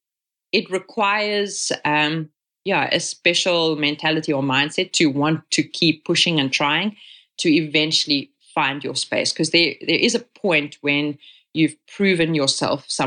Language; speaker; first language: English; native; English